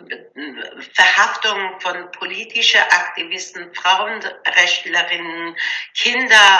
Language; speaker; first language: German; non-native, learner; Persian